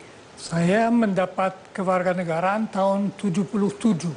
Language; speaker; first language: Indonesian; non-native, fluent; German